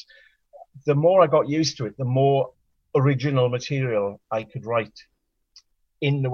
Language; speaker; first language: English; non-native, local second language; Welsh